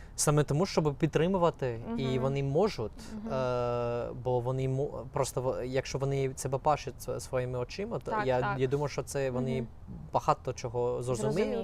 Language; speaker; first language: Ukrainian; non-native, fluent; English